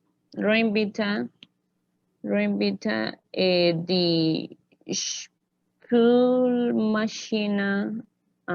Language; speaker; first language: German; non-native, learner; Spanish